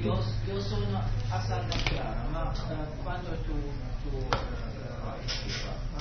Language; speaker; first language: Italian; non-native, learner; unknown